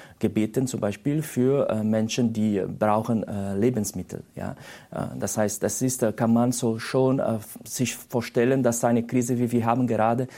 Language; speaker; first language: German; non-native, learner; Portuguese